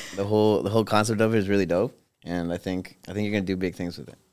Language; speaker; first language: English; early bilingual, other home language; Spanish